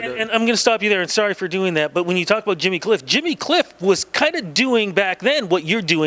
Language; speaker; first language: English; native; English